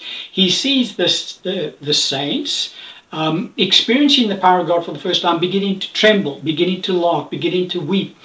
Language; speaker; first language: English; native; English